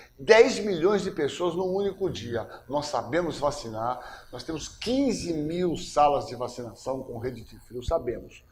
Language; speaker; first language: Portuguese; native; Portuguese